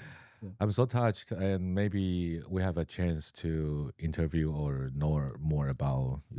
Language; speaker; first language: English; non-native, learner; Chinese